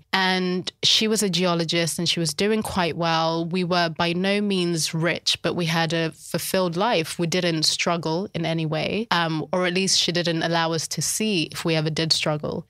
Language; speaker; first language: English; early bilingual, other home language; Shona